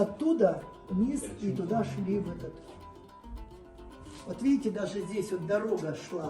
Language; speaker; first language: Russian; native; Russian